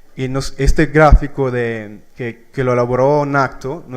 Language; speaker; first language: Spanish; non-native, fluent; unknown